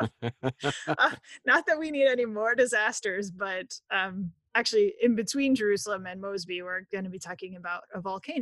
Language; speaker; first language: English; native; English